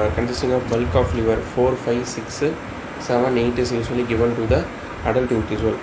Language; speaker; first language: English; non-native, local second language; Tamil